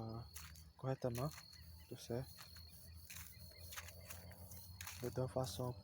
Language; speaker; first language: French; non-native, learner; Portuguese